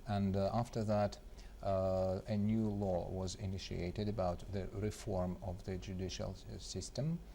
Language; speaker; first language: English; non-native, fluent; Ukrainian